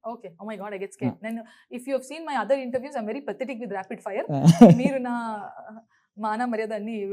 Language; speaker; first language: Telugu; non-native, learner; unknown